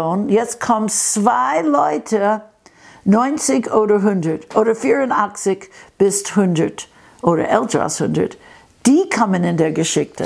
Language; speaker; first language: German; non-native, fluent; English